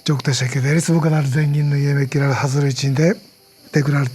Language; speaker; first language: Turkish; non-native, learner; Japanese